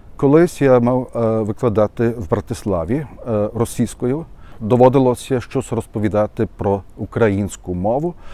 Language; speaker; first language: Ukrainian; non-native, fluent; German